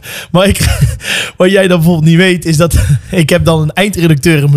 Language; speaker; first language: Dutch; native; Dutch